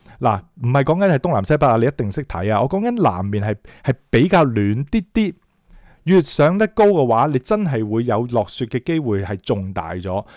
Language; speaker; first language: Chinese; non-native, local second language; Cantonese